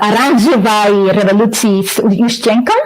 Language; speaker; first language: Russian; non-native, learner; English